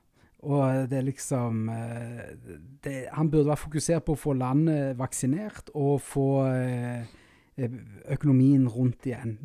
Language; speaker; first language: Norwegian; native; Norwegian